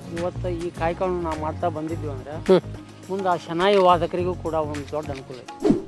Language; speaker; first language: Kannada; native; Kannada